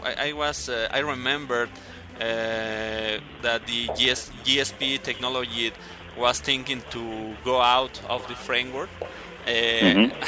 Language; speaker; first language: English; non-native, learner; Spanish